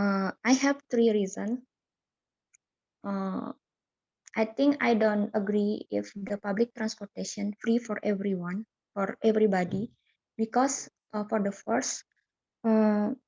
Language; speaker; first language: English; non-native, learner; Indonesian